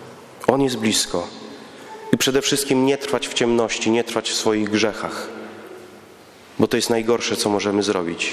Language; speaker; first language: Polish; native; Polish